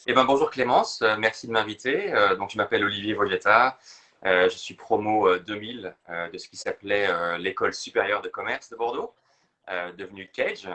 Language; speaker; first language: French; native; French